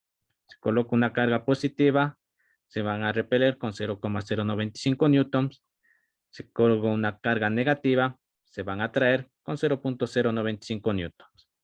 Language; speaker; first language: Spanish; native; Spanish